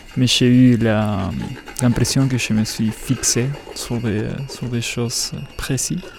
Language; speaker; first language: French; non-native, fluent; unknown